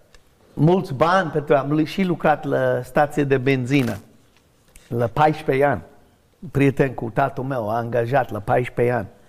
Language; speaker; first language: Romanian; non-native, learner; English